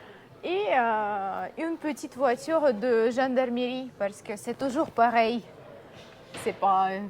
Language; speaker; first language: French; non-native, learner; Russian